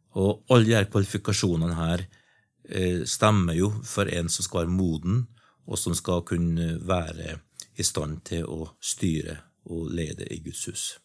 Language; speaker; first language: Norwegian; native; Norwegian